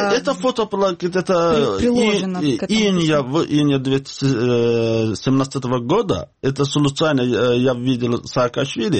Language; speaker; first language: Russian; non-native, learner; Azerbaijani